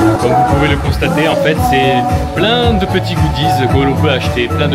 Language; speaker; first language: French; native; French